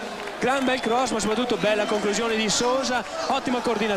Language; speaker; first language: Italian; native; Italian